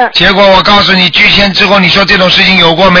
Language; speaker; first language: Chinese; native; Chinese